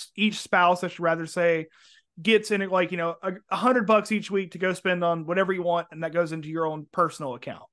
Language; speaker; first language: English; native; English